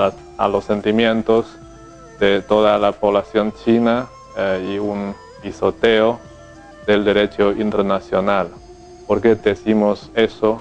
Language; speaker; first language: Spanish; non-native, fluent; Chinese